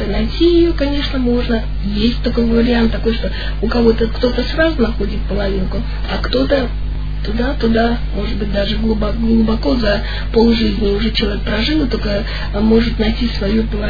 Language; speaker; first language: Russian; native; Russian